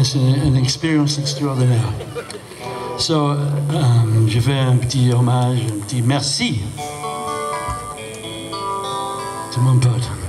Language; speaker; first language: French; non-native, learner; English